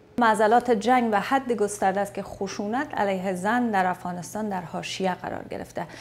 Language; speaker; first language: Persian; native; Persian